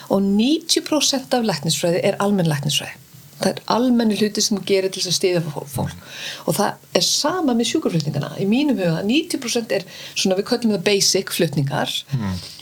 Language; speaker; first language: Icelandic; early bilingual, heritage; Icelandic